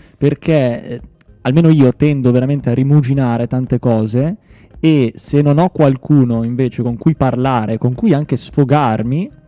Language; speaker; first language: Italian; native; Italian